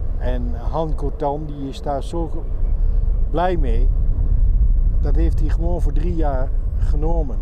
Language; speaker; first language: Dutch; native; Dutch